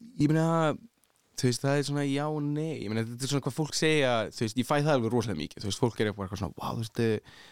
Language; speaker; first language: Icelandic; early bilingual, heritage; Icelandic